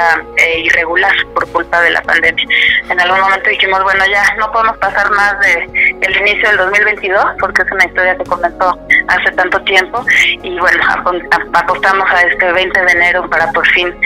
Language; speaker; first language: Spanish; native; Spanish